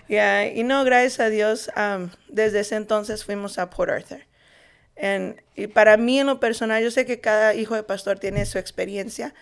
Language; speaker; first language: Spanish; early bilingual, heritage; Spanish